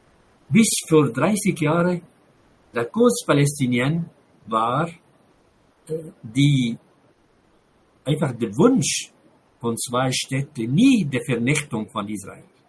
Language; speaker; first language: German; non-native, fluent; Arabic